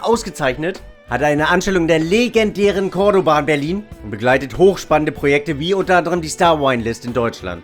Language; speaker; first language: German; native; German